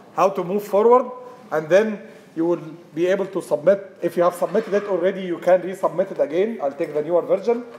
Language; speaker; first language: English; non-native, fluent; Arabic